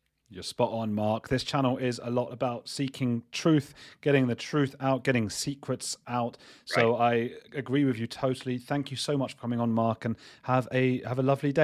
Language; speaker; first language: English; native; English